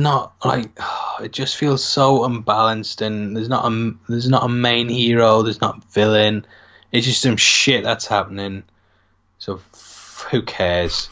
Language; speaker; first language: English; native; English